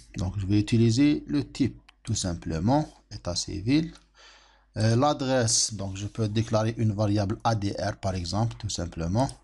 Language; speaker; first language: French; non-native, local second language; Arabic